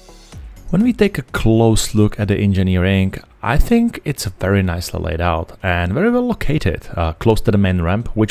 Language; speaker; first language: English; non-native, fluent; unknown